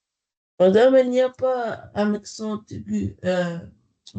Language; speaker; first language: French; non-native, learner; Arabic